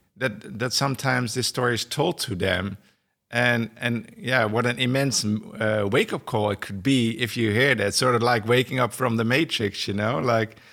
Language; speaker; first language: English; non-native, fluent; Dutch